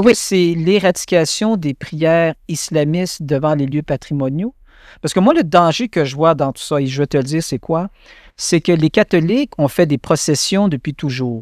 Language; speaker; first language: French; native; French